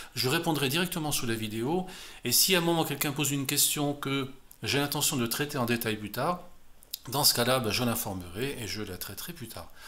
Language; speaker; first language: French; native; French